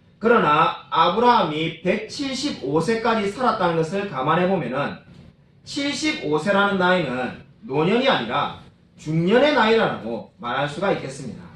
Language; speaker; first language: Korean; native; Korean